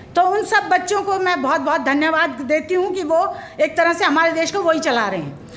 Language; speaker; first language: Hindi; native; Hindi